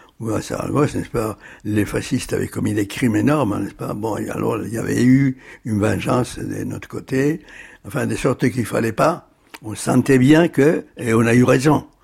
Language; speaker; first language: French; early bilingual, other home language; Spanish